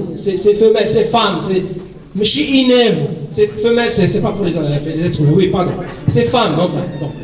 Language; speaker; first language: French; non-native, local second language; Arabic